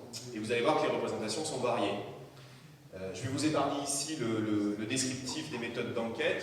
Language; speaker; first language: French; native; French